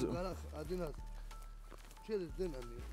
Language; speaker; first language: Russian; non-native, local second language; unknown